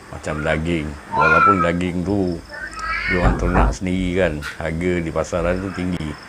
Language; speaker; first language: Malay; native; Malay